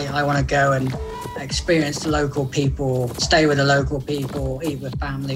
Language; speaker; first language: English; native; English